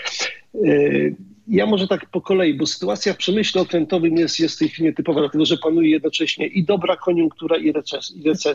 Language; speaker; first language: Polish; native; Polish